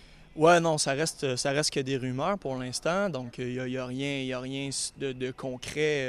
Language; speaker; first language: French; native; French